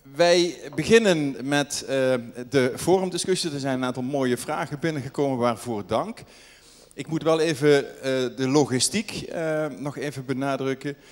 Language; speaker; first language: Dutch; native; Dutch